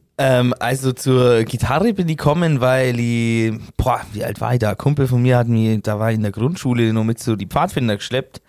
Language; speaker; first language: German; native; German